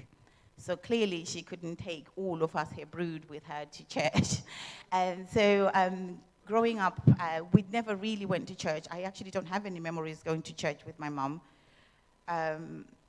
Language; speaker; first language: English; non-native, local second language; Shona